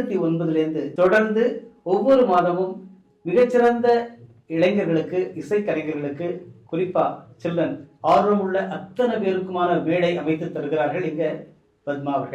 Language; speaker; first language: Tamil; native; Tamil